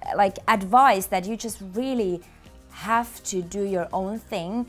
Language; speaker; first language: English; non-native, fluent; Finnish